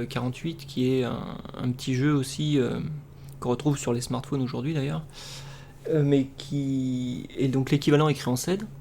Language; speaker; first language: French; native; French